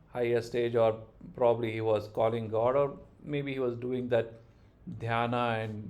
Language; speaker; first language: English; non-native, local second language; Kannada